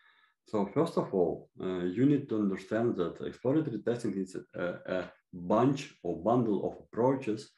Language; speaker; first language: English; non-native, fluent; Ukrainian